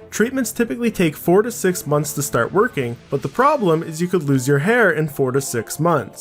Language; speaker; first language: English; native; English